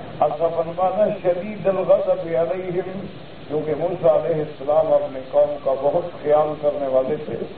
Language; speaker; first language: Urdu; early bilingual, heritage; Urdu